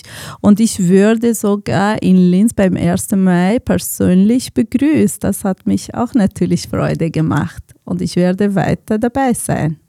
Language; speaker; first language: German; non-native, fluent; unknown